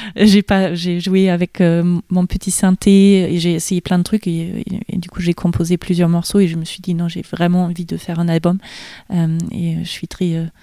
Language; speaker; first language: French; non-native, fluent; German